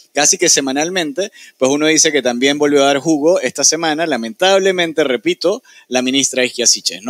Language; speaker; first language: Spanish; native; Spanish